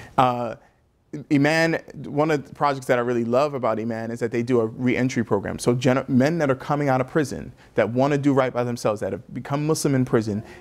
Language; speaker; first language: English; native; English